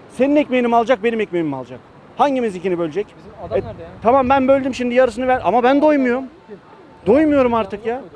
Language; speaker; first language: Turkish; early bilingual, heritage; Turkish